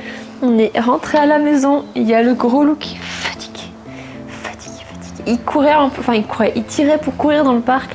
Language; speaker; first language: French; native; French